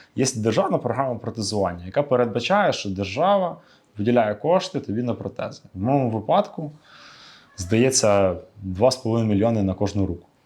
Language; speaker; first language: Ukrainian; non-native, local second language; Russian